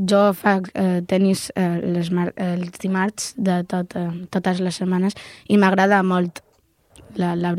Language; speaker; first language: Catalan; non-native, local second language; Spanish